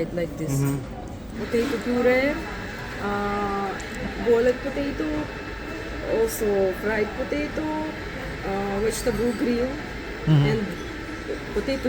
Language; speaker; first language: English; non-native, learner; Russian